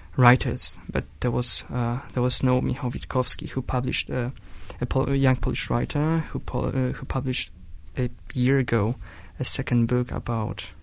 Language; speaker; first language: English; non-native, fluent; Polish